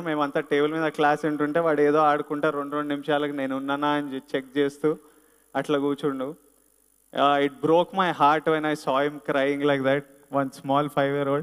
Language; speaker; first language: Telugu; native; Telugu